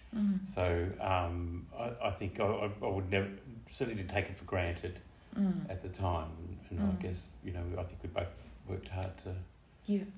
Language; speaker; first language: English; native; English